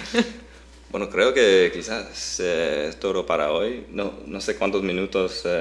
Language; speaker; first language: Spanish; non-native, fluent; English